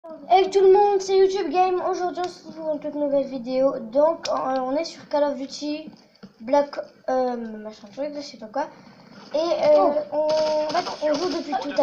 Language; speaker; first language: French; native; French